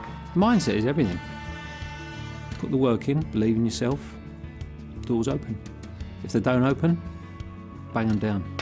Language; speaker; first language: English; native; English